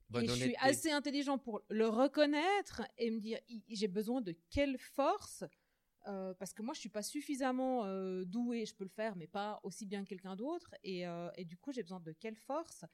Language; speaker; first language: French; native; French